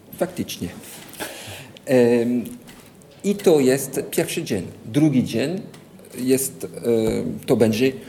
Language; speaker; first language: Polish; non-native, fluent; French